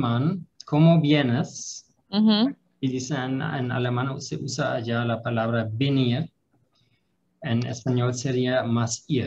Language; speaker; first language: Spanish; non-native, fluent; German